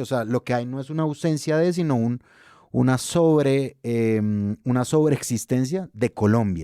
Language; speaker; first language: Spanish; native; Spanish